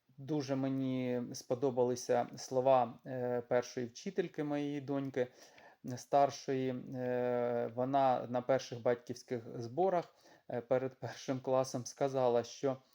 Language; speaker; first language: Ukrainian; non-native, local second language; Russian